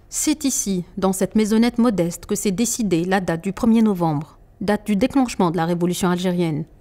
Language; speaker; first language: French; non-native, local second language; Arabic